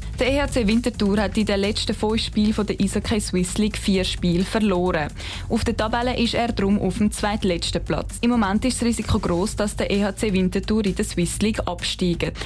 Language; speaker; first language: German; native; German